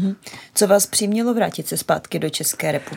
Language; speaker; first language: Czech; native; Czech